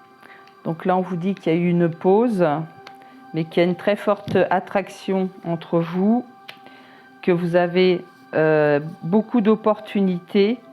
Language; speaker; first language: French; native; French